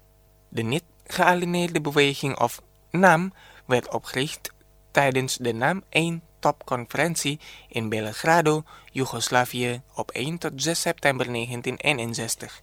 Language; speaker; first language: Dutch; non-native, fluent; Indonesian